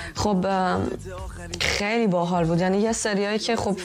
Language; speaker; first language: Persian; early bilingual, heritage; Persian